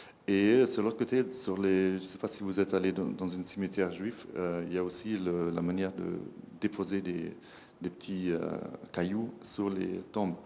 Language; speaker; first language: French; non-native, fluent; German